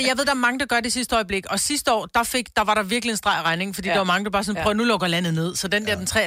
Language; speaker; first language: Danish; native; Danish